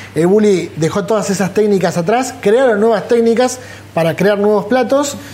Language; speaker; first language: Spanish; native; Spanish